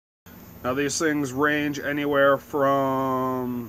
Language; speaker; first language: English; native; English